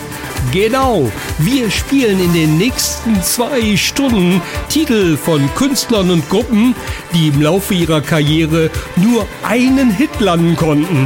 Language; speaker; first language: German; native; German